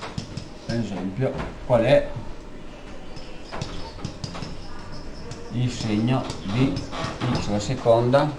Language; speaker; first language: Italian; native; Italian